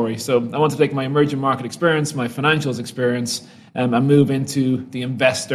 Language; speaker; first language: English; native; English